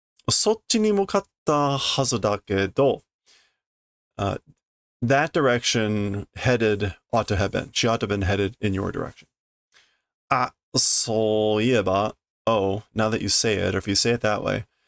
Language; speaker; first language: English; native; English